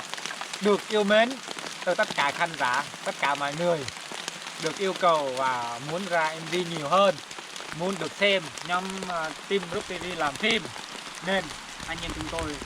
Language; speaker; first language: Vietnamese; non-native, local second language; Jarai